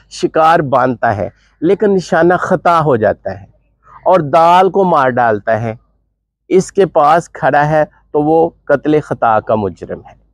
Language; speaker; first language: Urdu; non-native, local second language; Punjabi